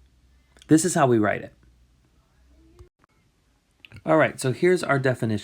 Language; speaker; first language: English; native; English